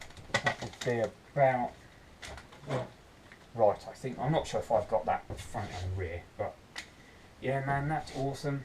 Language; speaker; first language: English; native; English